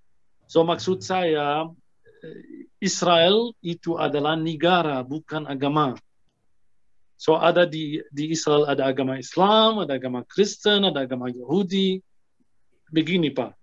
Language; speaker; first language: Indonesian; non-native, fluent; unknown